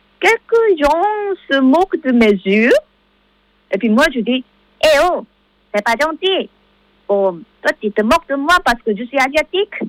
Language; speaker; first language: French; non-native, learner; Korean